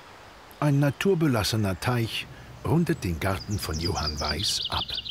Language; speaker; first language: German; native; German